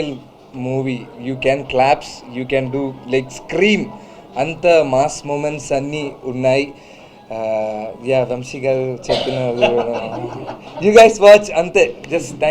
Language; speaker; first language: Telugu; non-native, learner; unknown